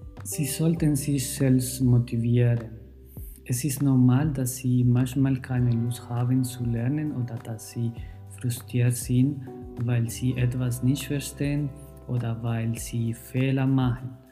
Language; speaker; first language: German; non-native, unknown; Spanish